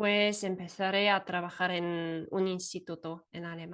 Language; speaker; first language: Spanish; non-native, fluent; German